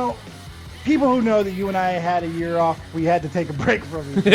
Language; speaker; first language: English; native; English